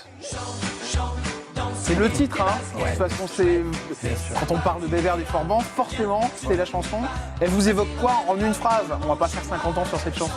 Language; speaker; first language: French; native; French